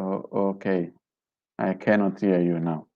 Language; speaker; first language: English; non-native, fluent; Italian